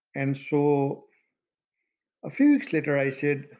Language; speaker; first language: English; non-native, local second language; Maithili